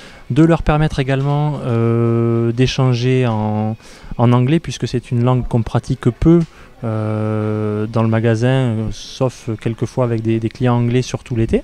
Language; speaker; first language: French; native; French